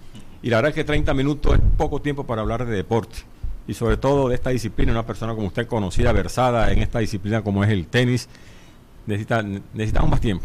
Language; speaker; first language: Spanish; native; Spanish